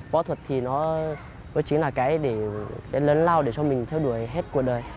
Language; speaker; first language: Vietnamese; non-native, local second language; Hmong